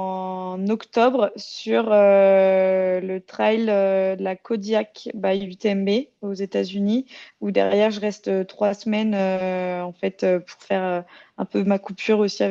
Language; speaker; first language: French; native; French